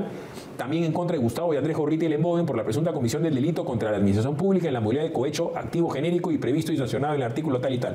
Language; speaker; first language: Spanish; native; Spanish